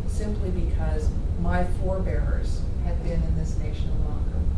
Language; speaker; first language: English; native; English